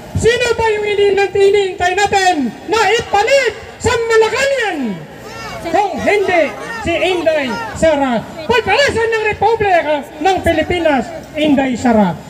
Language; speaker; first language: Filipino; non-native, local second language; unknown